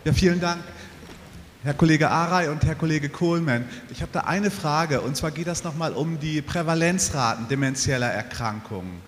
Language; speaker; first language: German; native; German